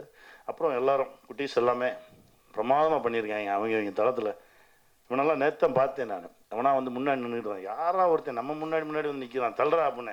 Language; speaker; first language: Tamil; native; Tamil